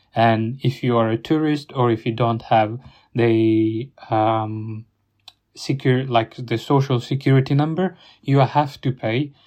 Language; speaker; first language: English; non-native, fluent; Italian